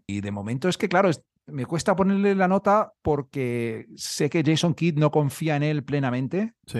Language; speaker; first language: Spanish; native; Spanish